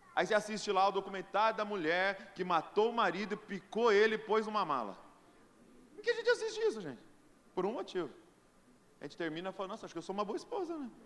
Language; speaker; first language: Portuguese; native; Portuguese